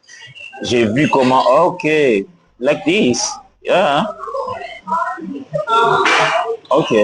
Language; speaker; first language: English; non-native, learner; Lingala